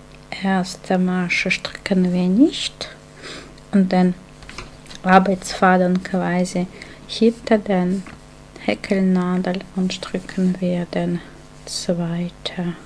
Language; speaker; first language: German; non-native, fluent; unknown